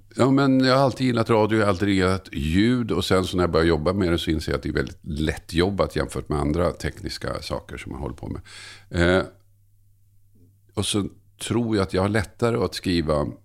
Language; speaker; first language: Swedish; native; Swedish